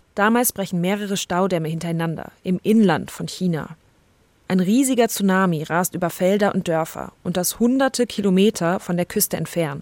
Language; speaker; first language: German; native; German